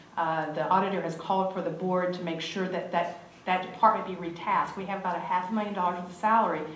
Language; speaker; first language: English; native; English